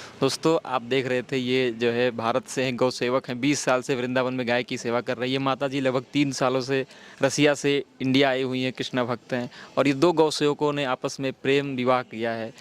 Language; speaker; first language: Hindi; native; Hindi